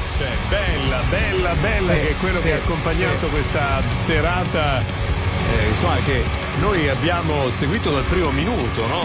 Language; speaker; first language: Italian; native; Italian